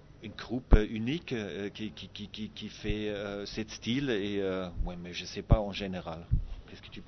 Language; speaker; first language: French; non-native, fluent; German